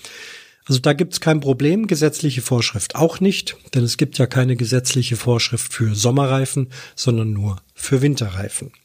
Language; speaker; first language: German; native; German